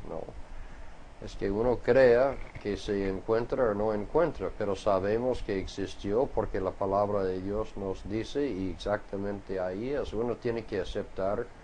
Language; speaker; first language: Spanish; non-native, fluent; English